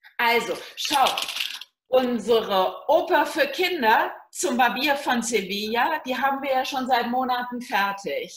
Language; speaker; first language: German; native; German